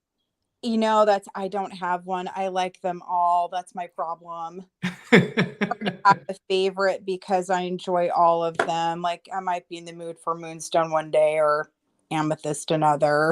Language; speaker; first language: English; native; English